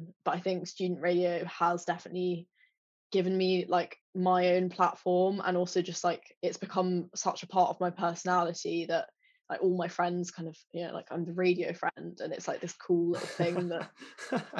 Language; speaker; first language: English; native; English